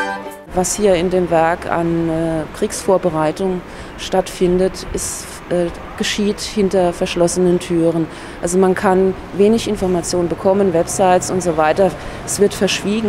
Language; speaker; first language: German; native; German